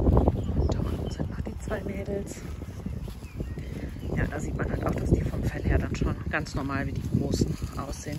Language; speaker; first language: German; native; German